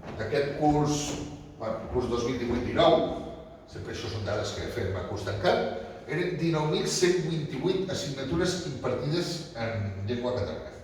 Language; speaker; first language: Catalan; non-native, local second language; Spanish